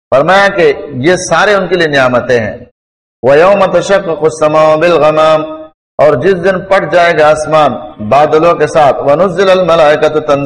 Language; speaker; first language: Urdu; non-native, local second language; Pashto